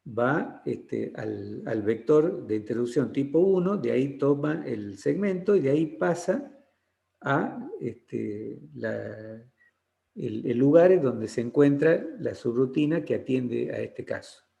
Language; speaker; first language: Spanish; native; Spanish